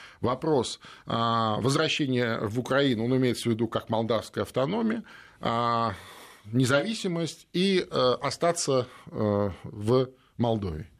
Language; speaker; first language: Russian; native; Russian